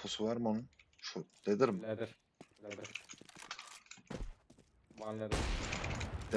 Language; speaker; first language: English; non-native, learner; Turkish